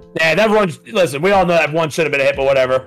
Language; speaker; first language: English; native; English